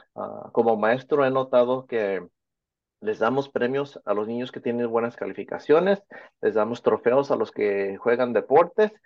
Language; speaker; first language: Spanish; early bilingual, heritage; Spanish